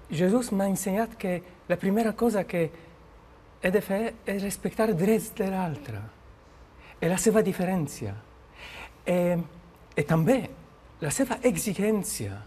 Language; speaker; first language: Catalan; non-native, learner; Polish